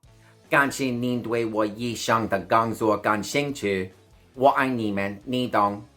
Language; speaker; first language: Chinese; non-native, learner; English